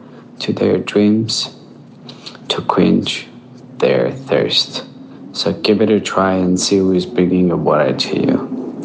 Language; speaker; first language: English; native; English